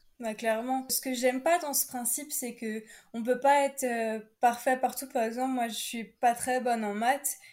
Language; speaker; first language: French; native; French